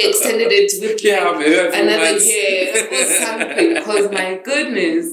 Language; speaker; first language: English; non-native, local second language; Zulu